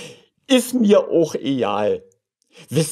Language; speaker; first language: German; native; German